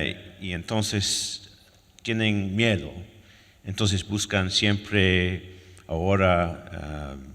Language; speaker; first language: Spanish; non-native, fluent; French